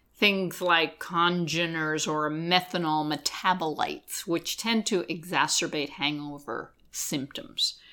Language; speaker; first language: English; native; English